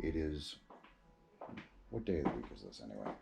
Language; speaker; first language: English; native; English